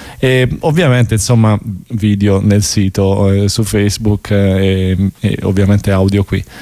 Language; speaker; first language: Italian; native; Italian